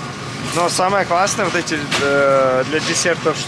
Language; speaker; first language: Russian; native; Russian